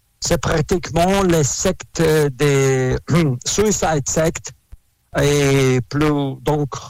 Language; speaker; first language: French; non-native, learner; Russian